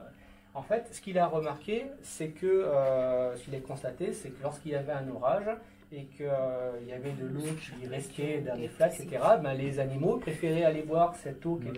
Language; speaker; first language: French; native; French